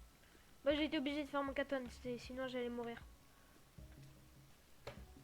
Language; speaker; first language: French; native; French